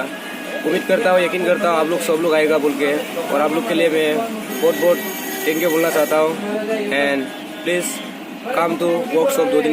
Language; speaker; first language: Hindi; non-native, local second language; Assamese